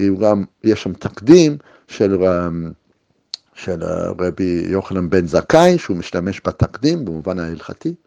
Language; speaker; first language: Hebrew; native; Hebrew